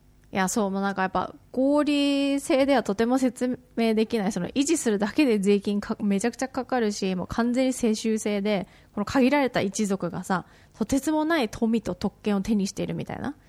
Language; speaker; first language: Japanese; native; Japanese